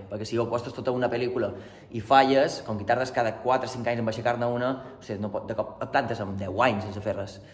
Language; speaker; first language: Catalan; native; Catalan